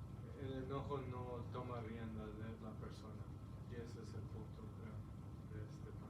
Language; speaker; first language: Spanish; early bilingual, heritage; Spanish